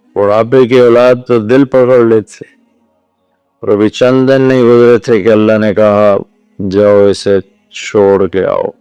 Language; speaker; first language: Urdu; non-native, local second language; Punjabi